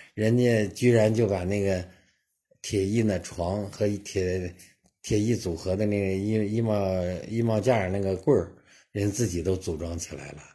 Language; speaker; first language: Chinese; native; Chinese